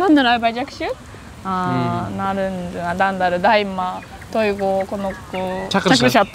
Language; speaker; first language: Kyrgyz; non-native, learner; Japanese